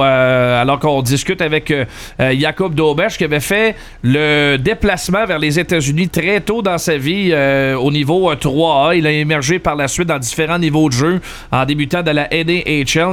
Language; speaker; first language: French; native; French